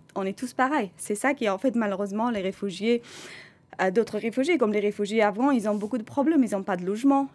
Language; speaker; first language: French; non-native, fluent; Persian